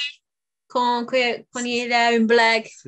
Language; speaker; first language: French; non-native, fluent; Bulgarian